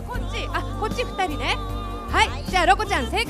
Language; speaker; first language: Japanese; native; Japanese